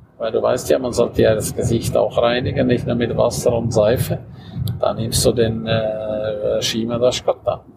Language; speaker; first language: German; non-native, local second language; Romansh